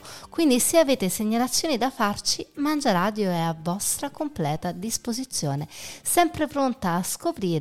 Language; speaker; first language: Italian; native; Italian